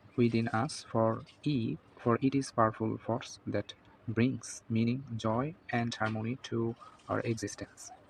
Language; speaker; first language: English; non-native, local second language; Bangla